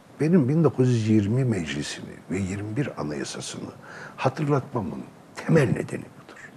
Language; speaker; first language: Turkish; non-native, local second language; Arabic